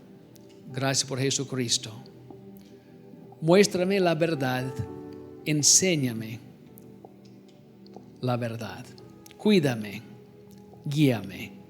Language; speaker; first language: Spanish; non-native, learner; English